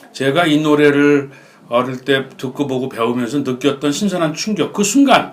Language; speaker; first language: Korean; native; Korean